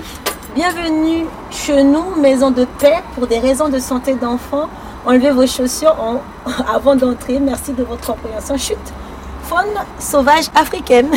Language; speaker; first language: French; non-native, local second language; Sango